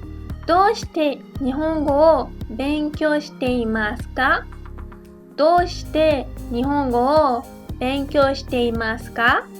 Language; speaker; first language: Japanese; non-native, fluent; French